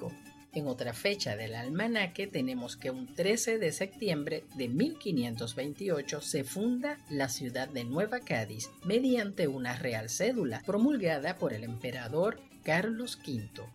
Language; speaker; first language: Spanish; native; Spanish